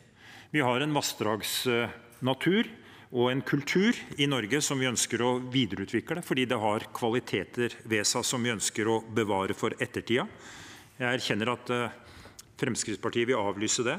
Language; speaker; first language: Norwegian; native; Norwegian